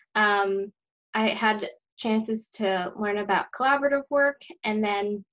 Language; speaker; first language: English; native; English